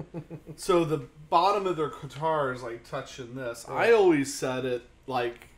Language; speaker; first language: English; native; English